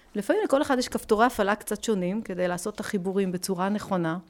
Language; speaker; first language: Hebrew; early bilingual, other home language; French